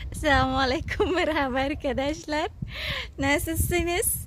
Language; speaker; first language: Turkish; non-native, learner; Indonesian